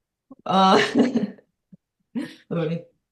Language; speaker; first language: French; non-native, learner; Ukrainian